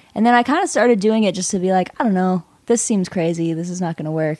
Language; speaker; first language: English; native; English